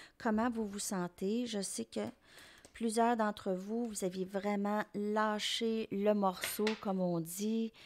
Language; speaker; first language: French; native; French